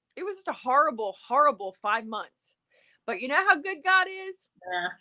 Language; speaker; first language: English; native; English